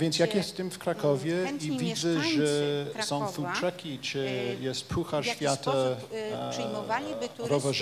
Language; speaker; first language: Polish; non-native, fluent; Japanese